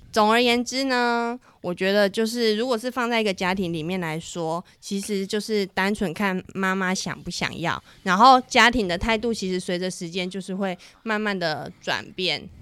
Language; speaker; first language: Chinese; native; Chinese